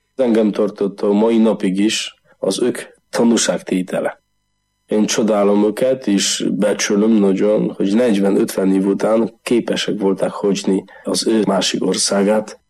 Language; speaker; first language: Hungarian; non-native, learner; Polish